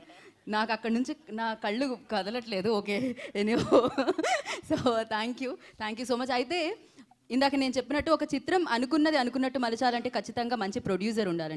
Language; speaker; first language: Telugu; native; Telugu